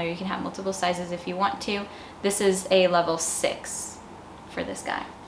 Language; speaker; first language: English; native; English